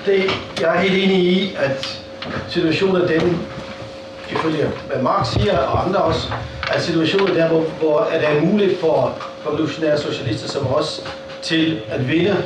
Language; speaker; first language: Danish; non-native, fluent; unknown